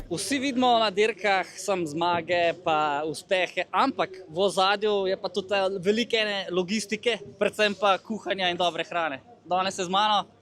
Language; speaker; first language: Slovenian; native; Slovenian